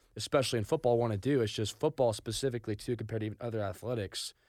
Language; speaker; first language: English; native; English